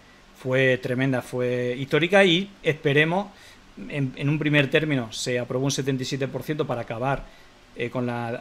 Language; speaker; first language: Spanish; native; Spanish